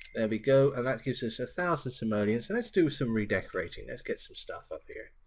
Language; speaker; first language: English; native; English